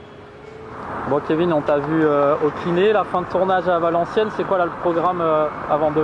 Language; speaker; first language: French; native; French